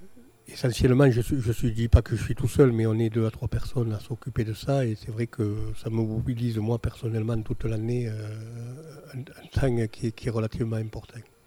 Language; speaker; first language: French; native; French